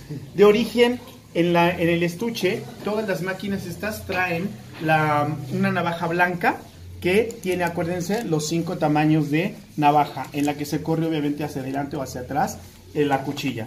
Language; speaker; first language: Spanish; native; Spanish